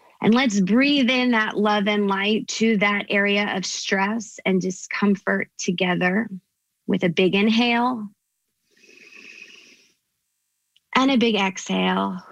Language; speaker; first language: English; native; English